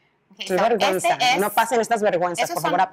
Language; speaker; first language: Spanish; native; Spanish